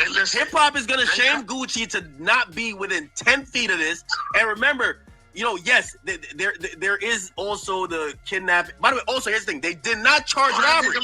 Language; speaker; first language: English; native; English